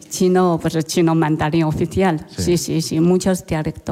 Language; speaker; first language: Spanish; non-native, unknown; Chinese